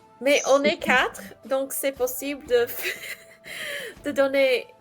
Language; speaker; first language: French; non-native, learner; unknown